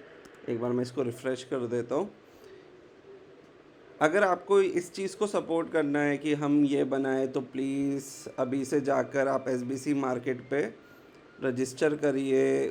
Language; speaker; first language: Hindi; native; Hindi